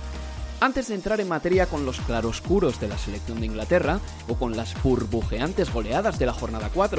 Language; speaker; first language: Spanish; native; Spanish